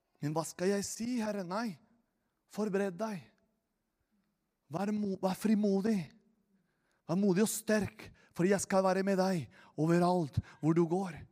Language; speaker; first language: Norwegian; non-native, fluent; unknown